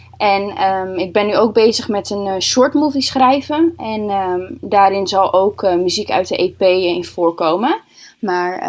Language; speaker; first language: Dutch; early bilingual, other home language; Russian